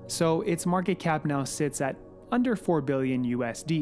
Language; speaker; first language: English; native; English